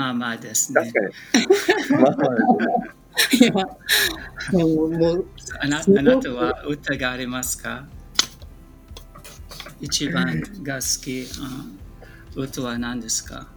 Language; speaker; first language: Japanese; non-native, learner; English